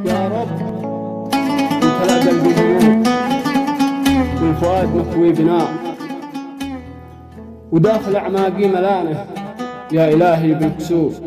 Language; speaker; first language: Arabic; native; Arabic